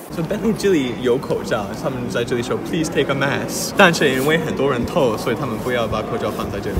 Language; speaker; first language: Chinese; non-native, fluent; English